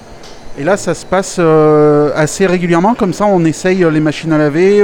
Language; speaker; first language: French; native; French